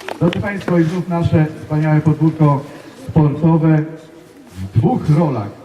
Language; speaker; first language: Polish; native; Polish